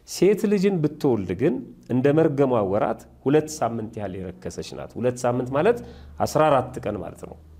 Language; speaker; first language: Amharic; native; Amharic